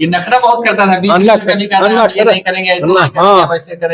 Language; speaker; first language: Urdu; native; Urdu